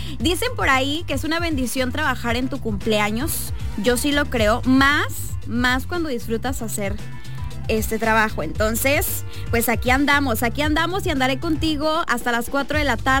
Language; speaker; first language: Spanish; native; Spanish